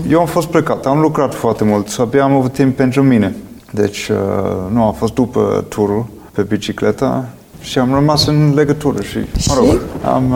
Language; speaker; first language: Romanian; non-native, fluent; English